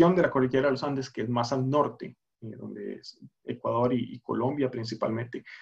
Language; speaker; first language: Spanish; native; Spanish